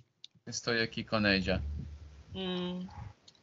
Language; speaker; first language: Spanish; non-native, learner; Portuguese